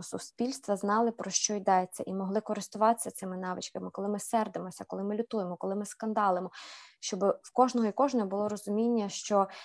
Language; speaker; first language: Ukrainian; native; Ukrainian